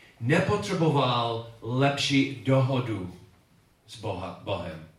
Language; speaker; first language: Czech; non-native, learner; English